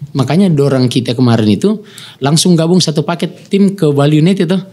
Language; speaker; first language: Indonesian; native; Indonesian